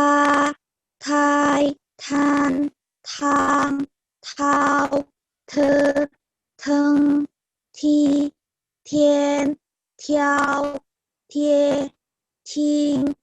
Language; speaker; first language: Chinese; non-native, learner; Indonesian